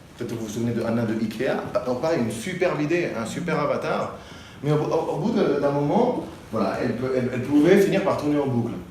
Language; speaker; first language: French; non-native, fluent; Spanish